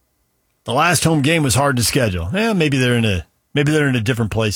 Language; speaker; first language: English; native; English